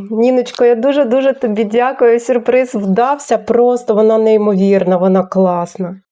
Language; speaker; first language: Ukrainian; non-native, local second language; Russian